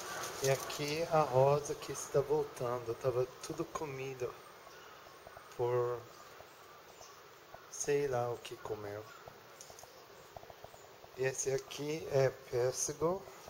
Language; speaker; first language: Portuguese; non-native, learner; English